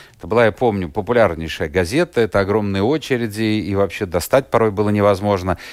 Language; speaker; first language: Russian; native; Russian